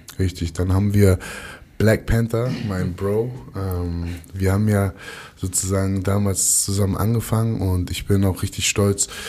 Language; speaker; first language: German; early bilingual, other home language; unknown